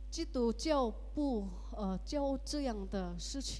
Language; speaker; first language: Chinese; early bilingual, heritage; Indonesian